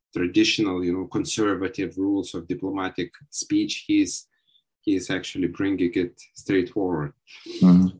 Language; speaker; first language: English; non-native, fluent; Lithuanian